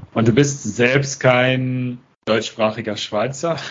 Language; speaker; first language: German; non-native, fluent; French